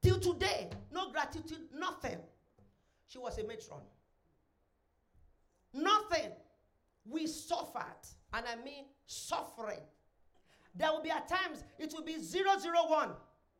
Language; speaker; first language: English; non-native, local second language; Yoruba